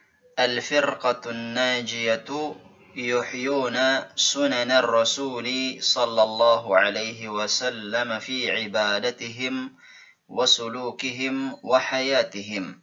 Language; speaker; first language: Arabic; non-native, fluent; Indonesian